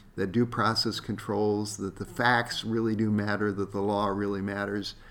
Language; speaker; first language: English; native; English